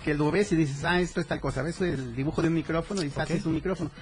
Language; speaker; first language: Spanish; native; Spanish